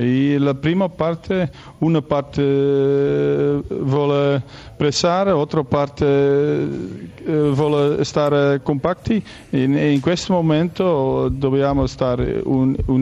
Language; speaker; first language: Italian; non-native, learner; Dutch